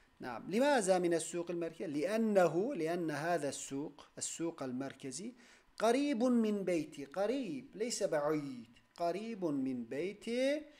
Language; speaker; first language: Arabic; non-native, fluent; Turkish